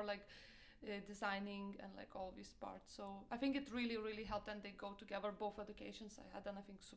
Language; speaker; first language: English; non-native, fluent; Lithuanian